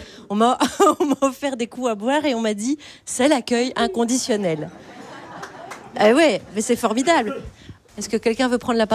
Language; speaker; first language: French; native; French